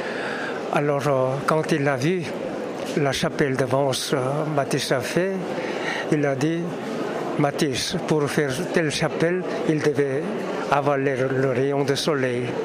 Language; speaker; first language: French; non-native, fluent; Korean